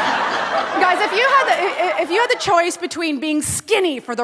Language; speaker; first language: English; native; English